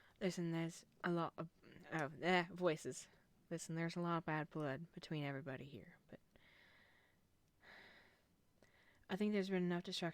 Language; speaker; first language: English; native; English